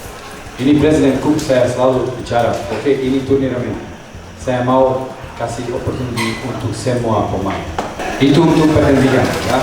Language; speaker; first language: Indonesian; non-native, learner; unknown